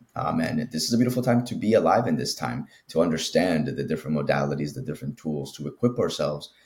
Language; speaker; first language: English; early bilingual, other home language; Spanish